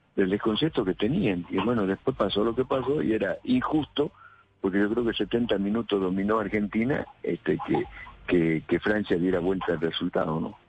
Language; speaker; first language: Spanish; native; Spanish